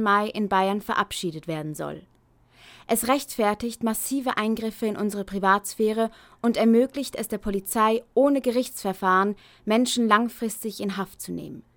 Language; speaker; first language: German; native; German